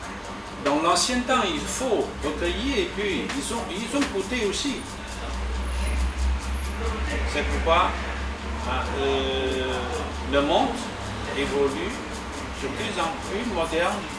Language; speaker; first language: French; non-native, fluent; Chinese